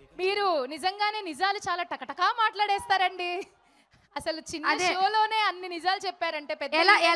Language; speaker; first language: Telugu; native; Telugu